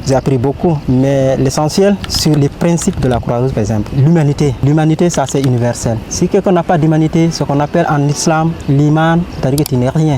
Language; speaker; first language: French; non-native, local second language; Wolof